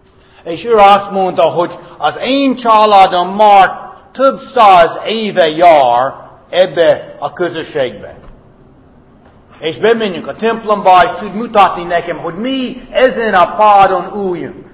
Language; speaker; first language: Hungarian; non-native, fluent; English